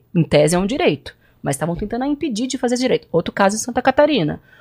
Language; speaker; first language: Portuguese; native; Portuguese